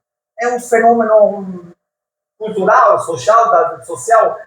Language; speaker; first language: Portuguese; non-native, learner; Italian